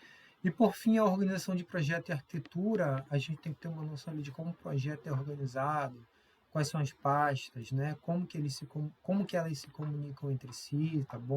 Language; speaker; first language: Portuguese; native; Portuguese